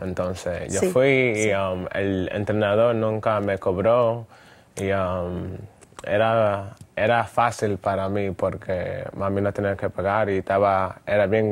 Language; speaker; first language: Spanish; early bilingual, other home language; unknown